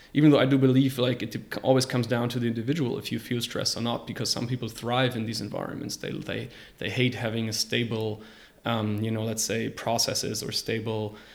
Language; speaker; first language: English; non-native, fluent; German